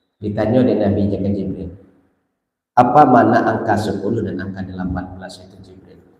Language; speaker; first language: Malay; non-native, local second language; Minangkabau